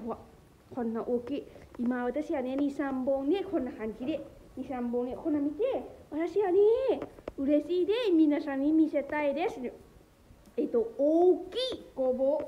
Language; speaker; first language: Japanese; non-native, learner; Lao